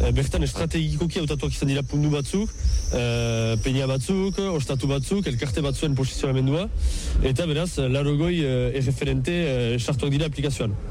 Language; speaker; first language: Basque; native; Basque